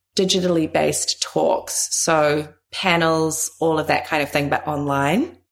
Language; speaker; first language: English; native; English